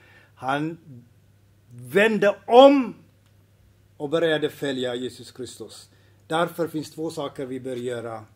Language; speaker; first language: Swedish; non-native, fluent; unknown